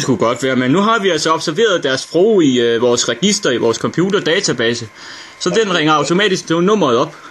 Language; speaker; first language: Danish; native; Danish